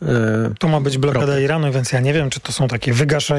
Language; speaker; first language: Polish; native; Polish